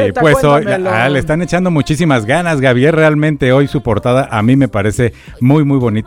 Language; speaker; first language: Spanish; native; Spanish